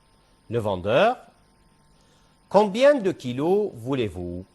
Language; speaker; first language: French; non-native, fluent; Arabic